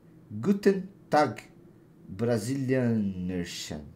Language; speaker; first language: German; non-native, learner; Portuguese